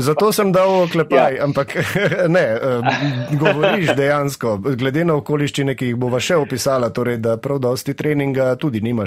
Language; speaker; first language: Slovenian; native; Slovenian